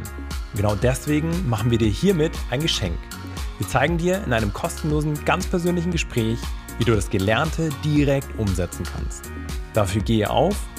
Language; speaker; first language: German; native; German